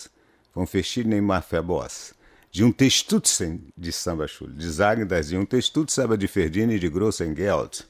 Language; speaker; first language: German; non-native, fluent; Portuguese